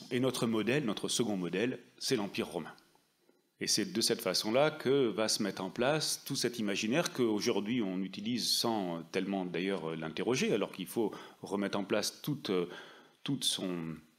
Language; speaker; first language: French; native; French